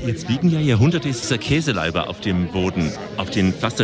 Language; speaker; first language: German; native; German